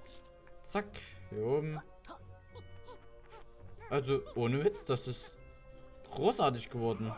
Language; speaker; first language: German; native; German